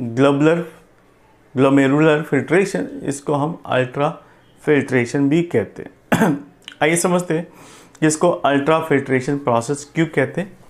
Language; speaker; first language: Hindi; non-native, local second language; Gujarati